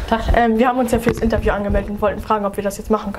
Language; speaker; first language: German; native; German